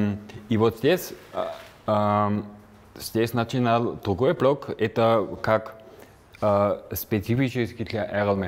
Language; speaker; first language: Russian; non-native, fluent; German